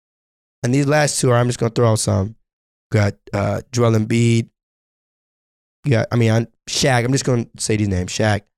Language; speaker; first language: English; native; English